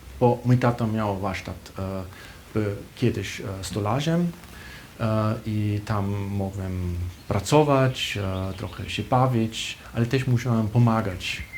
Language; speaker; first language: Polish; non-native, fluent; German